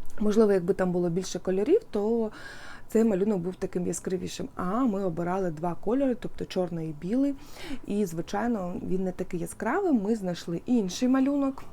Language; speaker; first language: Ukrainian; non-native, local second language; Russian